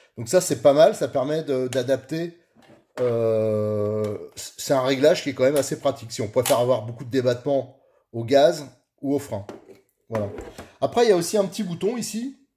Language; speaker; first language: French; native; French